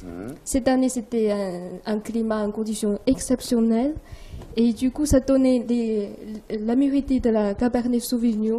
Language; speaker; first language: French; non-native, learner; Chinese